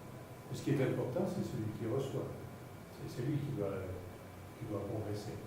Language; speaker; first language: French; non-native, fluent; Spanish